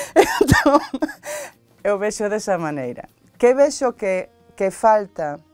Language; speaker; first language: Galician; native; Galician